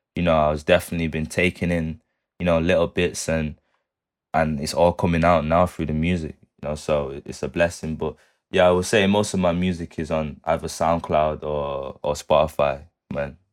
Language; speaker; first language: English; native; English